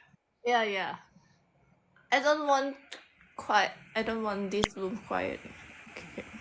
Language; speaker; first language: English; non-native, learner; Thai